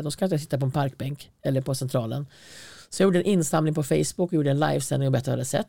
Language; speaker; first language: Swedish; native; Swedish